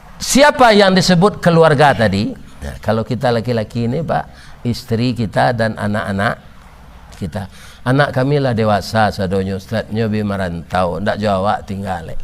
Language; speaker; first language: Malay; non-native, local second language; Minangkabau